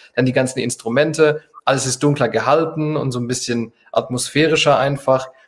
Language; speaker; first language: German; non-native, fluent; Spanish